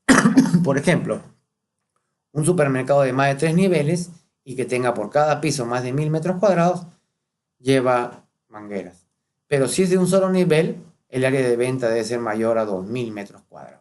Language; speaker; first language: Spanish; native; Spanish